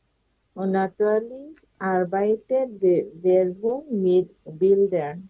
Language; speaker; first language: German; non-native, learner; Bangla